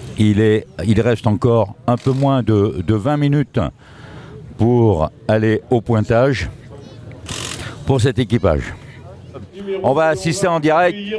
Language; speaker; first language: French; native; French